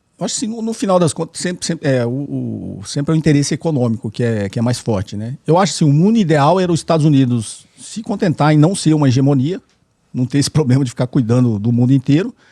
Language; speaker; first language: Portuguese; native; Portuguese